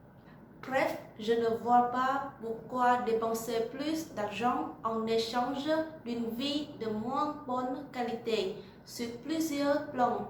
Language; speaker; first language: French; non-native, learner; Vietnamese